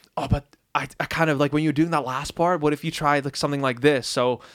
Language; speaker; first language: English; early bilingual, other home language; Dutch